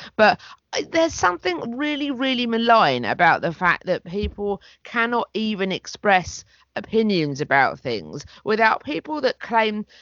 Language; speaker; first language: English; native; English